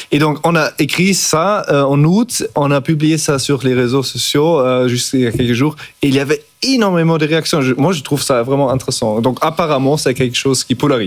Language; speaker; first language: French; non-native, fluent; German